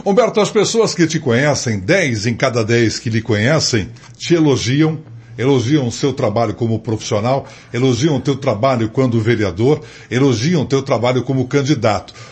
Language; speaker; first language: Portuguese; native; Portuguese